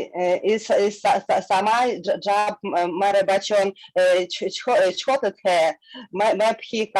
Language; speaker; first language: Hindi; non-native, learner; Russian